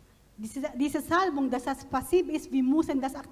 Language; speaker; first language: German; non-native, fluent; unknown